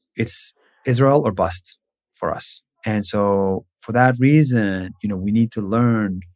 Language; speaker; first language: English; non-native, fluent; Hebrew